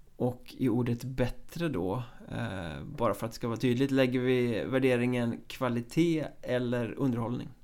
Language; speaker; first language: Swedish; native; Swedish